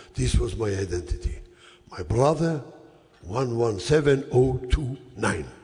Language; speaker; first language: English; non-native, fluent; Yiddish